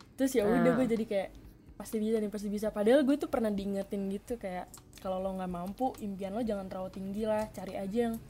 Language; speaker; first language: Indonesian; native; Indonesian